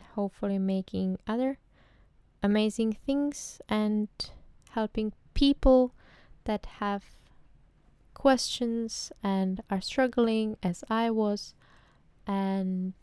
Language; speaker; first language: English; non-native, fluent; Czech